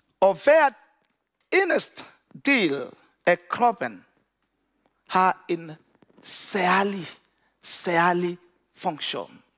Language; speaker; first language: Danish; non-native, learner; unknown